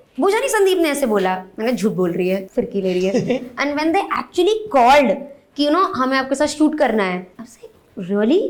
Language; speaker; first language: Hindi; native; Hindi